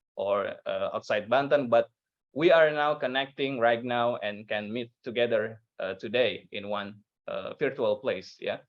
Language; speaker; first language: English; non-native, learner; Indonesian